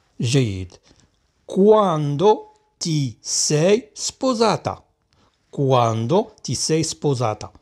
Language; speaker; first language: Italian; non-native, fluent; Arabic